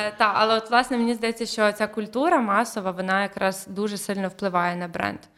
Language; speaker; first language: Ukrainian; native; Ukrainian